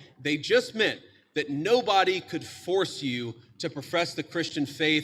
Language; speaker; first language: English; native; English